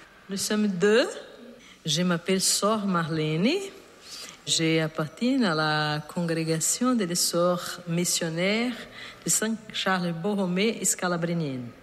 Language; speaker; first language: French; non-native, learner; Portuguese